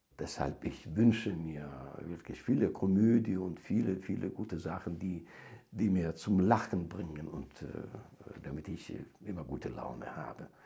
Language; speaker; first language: German; non-native, fluent; Georgian